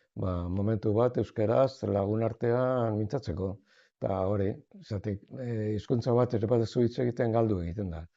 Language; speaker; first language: Basque; native; Basque